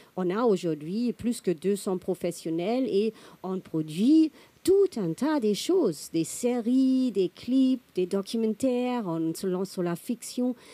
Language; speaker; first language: French; non-native, fluent; German